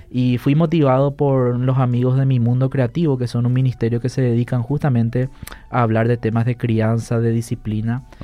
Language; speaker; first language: Spanish; non-native, local second language; Guarani